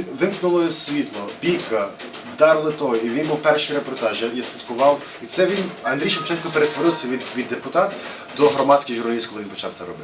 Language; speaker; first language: Ukrainian; early bilingual, heritage; English